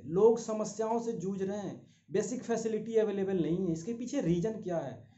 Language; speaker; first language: Hindi; native; Hindi